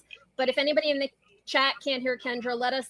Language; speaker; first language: English; native; English